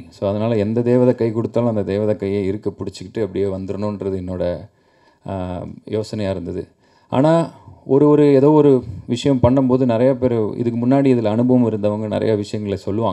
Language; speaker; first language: Tamil; native; Tamil